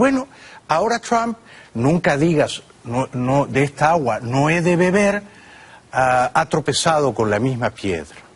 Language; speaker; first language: Spanish; native; Spanish